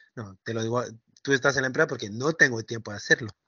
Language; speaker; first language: Spanish; non-native, fluent; French